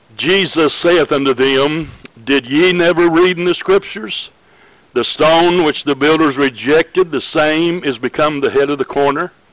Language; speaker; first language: English; native; English